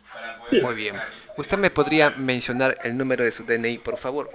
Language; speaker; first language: Spanish; native; Spanish